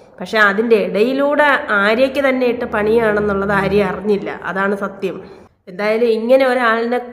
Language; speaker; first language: Malayalam; native; Malayalam